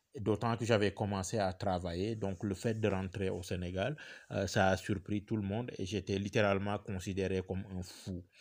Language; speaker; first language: French; non-native, local second language; Wolof